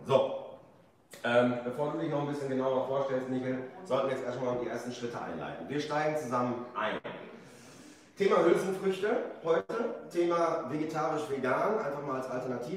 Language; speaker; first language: German; native; German